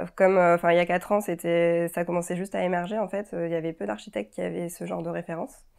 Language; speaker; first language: French; native; French